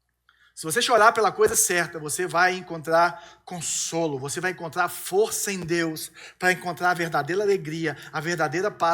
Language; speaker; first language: Portuguese; native; Portuguese